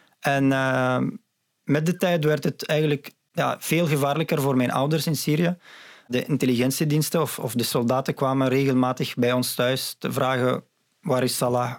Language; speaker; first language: Dutch; non-native, fluent; Arabic